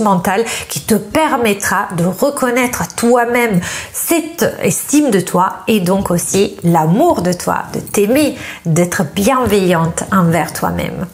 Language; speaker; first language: French; non-native, fluent; Italian